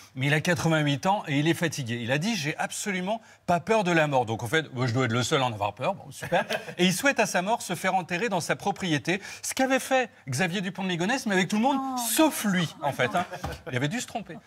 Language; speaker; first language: French; native; French